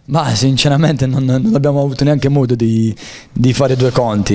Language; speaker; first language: Italian; native; Italian